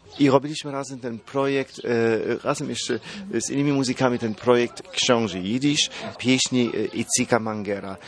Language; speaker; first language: Polish; non-native, fluent; German